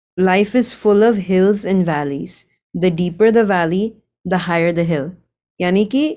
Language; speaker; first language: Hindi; early bilingual, heritage; Gujarati